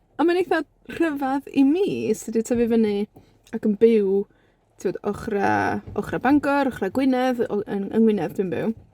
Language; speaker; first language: Welsh; native; Welsh